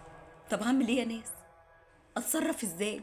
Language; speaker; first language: Arabic; native; Arabic